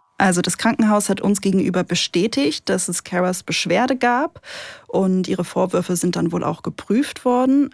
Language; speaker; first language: German; native; German